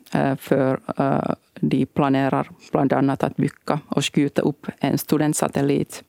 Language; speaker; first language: Swedish; non-native, local second language; Finnish